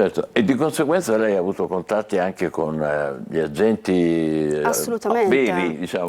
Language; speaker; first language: Italian; native; Italian